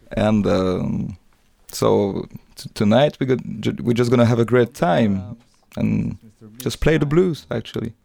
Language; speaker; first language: English; non-native, fluent; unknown